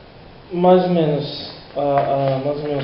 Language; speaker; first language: Portuguese; non-native, learner; English